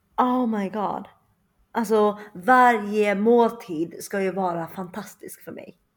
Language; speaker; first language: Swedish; early bilingual, other home language; Chinese